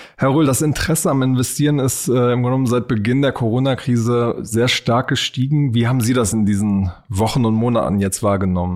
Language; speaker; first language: German; native; German